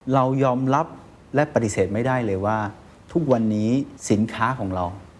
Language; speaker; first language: Thai; non-native, fluent; Chinese